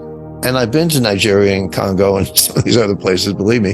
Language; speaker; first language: English; native; English